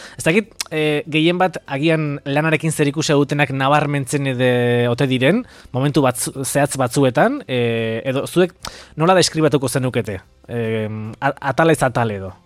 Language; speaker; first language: Basque; native; Basque